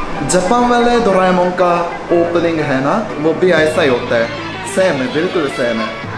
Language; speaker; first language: Hindi; non-native, fluent; Japanese